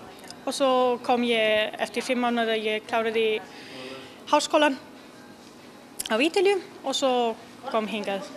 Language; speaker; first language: Icelandic; non-native, learner; Italian